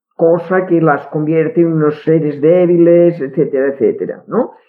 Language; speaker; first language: Spanish; non-native, local second language; Catalan